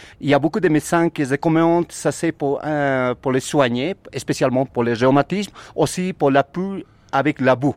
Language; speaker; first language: French; non-native, learner; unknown